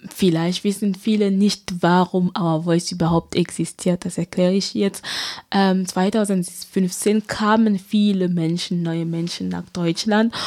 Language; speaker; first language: German; non-native, fluent; French